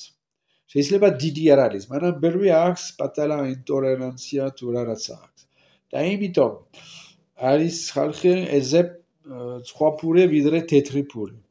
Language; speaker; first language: Georgian; non-native, learner; French